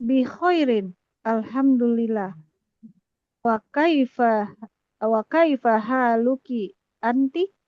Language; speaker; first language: Arabic; non-native, learner; Indonesian